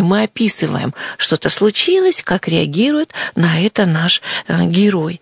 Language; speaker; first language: Russian; native; Russian